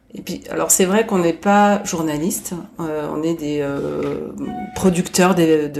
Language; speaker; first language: French; native; French